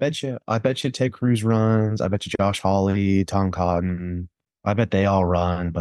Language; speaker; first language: English; native; English